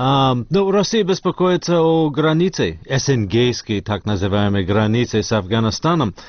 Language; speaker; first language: Russian; non-native, fluent; English